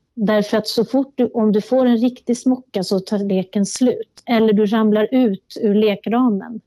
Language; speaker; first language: Swedish; native; Swedish